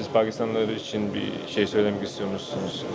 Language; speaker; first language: Turkish; non-native, fluent; Urdu